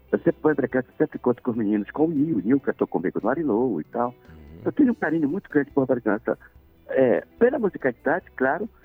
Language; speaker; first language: Portuguese; native; Portuguese